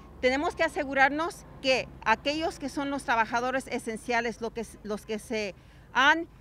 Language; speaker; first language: Spanish; native; Spanish